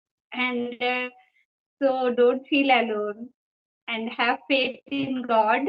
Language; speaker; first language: English; non-native, fluent; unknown